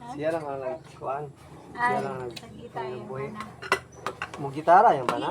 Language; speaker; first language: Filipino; non-native, local second language; Cebuano